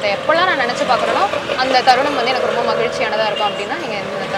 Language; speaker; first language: Tamil; native; Tamil